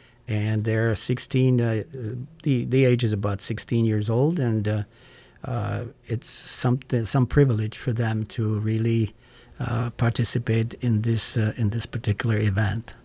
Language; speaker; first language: English; non-native, fluent; Czech